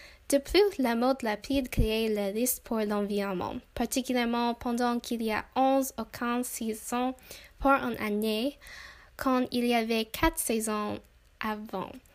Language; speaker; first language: French; non-native, learner; English